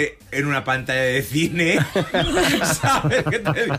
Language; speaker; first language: Spanish; native; Spanish